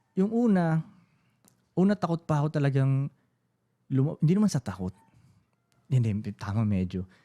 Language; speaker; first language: Filipino; non-native, local second language; Cebuano